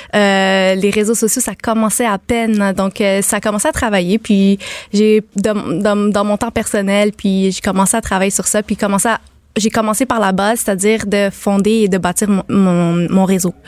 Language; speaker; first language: French; native; French